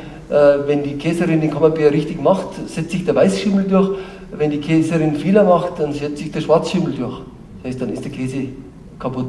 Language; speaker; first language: German; native; German